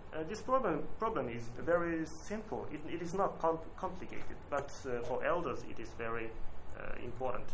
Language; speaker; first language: English; non-native, learner; Japanese